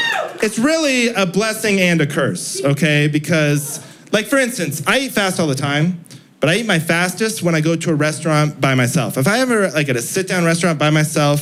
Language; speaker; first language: English; native; English